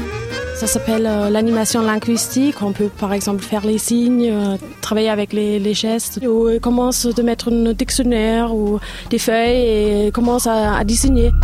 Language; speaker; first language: French; non-native, fluent; German